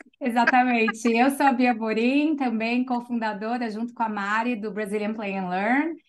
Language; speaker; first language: Portuguese; native; Portuguese